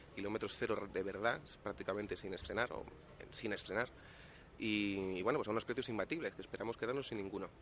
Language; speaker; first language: Spanish; native; Spanish